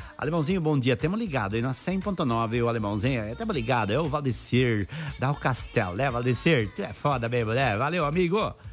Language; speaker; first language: Portuguese; native; Portuguese